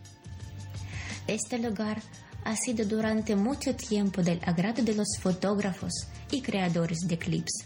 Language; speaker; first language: Spanish; non-native, fluent; Ukrainian